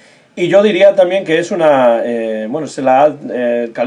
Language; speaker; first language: Spanish; native; Spanish